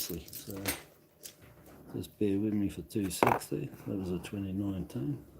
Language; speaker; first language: English; native; English